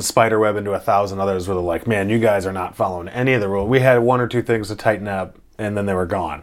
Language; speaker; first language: English; native; English